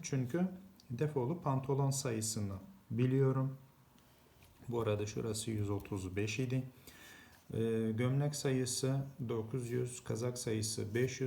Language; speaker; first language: Turkish; native; Turkish